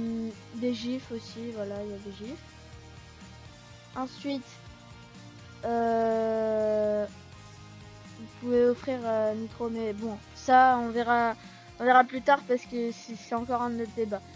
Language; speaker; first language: French; native; French